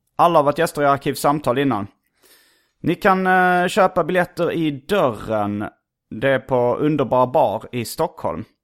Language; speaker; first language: Swedish; native; Swedish